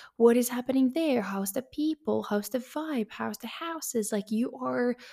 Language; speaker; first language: English; non-native, fluent; Finnish